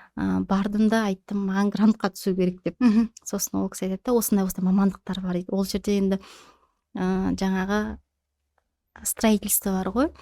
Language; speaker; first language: Kazakh; native; Kazakh